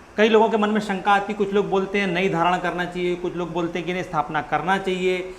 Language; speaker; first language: Hindi; native; Hindi